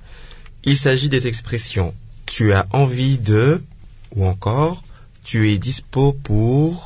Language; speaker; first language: French; non-native, local second language; Lingala